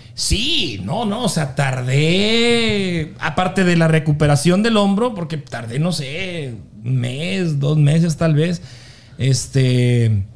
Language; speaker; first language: Spanish; native; Spanish